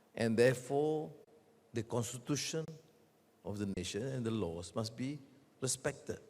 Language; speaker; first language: English; non-native, local second language; Malay